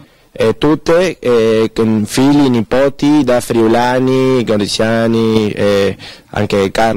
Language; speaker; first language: Italian; early bilingual, heritage; Spanish